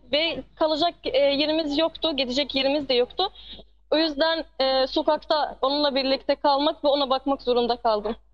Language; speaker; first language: Turkish; non-native, fluent; Arabic